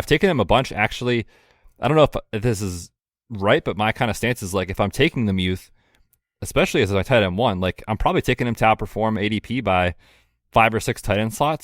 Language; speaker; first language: English; native; English